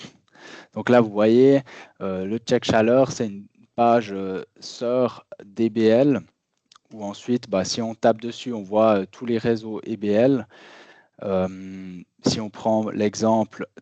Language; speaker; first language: French; native; French